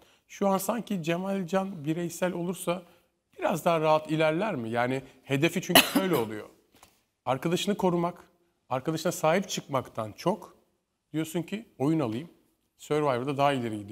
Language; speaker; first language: Turkish; native; Turkish